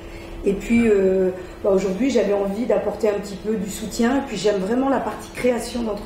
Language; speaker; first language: French; native; French